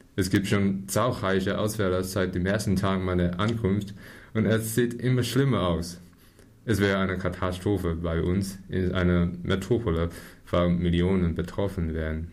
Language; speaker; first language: German; non-native, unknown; Cantonese